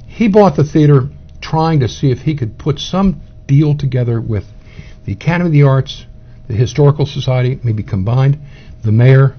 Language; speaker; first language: English; native; English